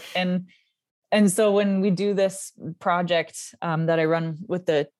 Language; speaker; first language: English; native; English